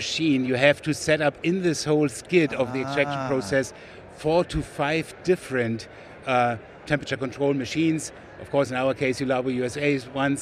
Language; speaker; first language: English; non-native, fluent; German